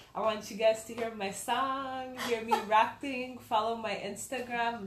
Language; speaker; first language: English; early bilingual, other home language; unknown